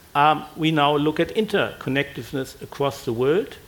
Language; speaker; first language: English; non-native, fluent; German